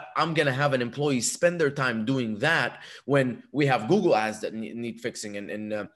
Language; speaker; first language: English; non-native, fluent; Arabic